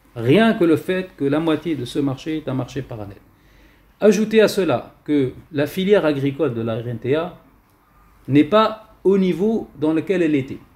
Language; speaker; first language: French; non-native, local second language; Arabic